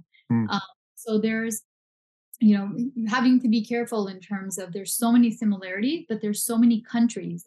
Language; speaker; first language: English; non-native, local second language; Punjabi